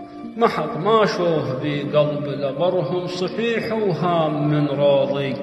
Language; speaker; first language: Arabic; native; Arabic